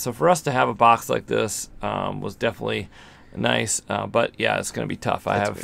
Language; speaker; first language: English; native; English